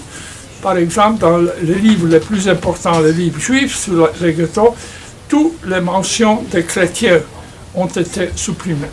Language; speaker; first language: French; non-native, fluent; Polish